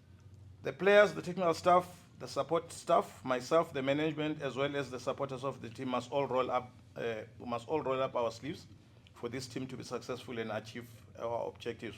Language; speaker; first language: English; non-native, local second language; Zulu